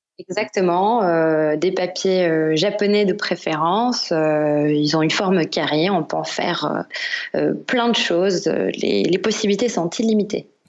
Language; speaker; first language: French; non-native, local second language; Arabic